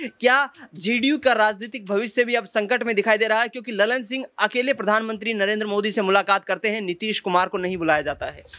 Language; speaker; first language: Hindi; native; Hindi